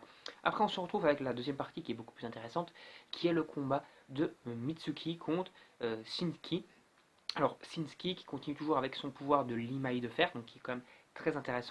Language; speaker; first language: French; native; French